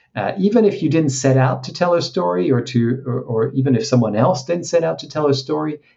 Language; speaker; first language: English; non-native, fluent; French